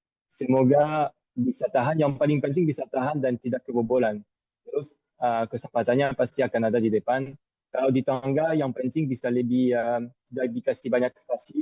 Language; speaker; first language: Indonesian; non-native, fluent; French